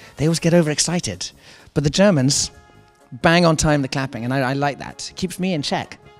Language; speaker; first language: English; native; English